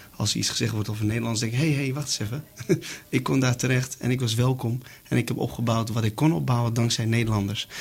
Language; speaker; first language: Dutch; early bilingual, other home language; Kurdish